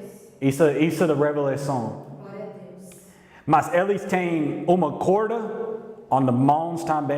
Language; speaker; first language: Portuguese; non-native, learner; English